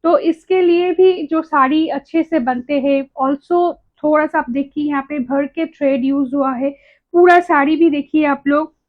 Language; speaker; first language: Hindi; non-native, local second language; Bangla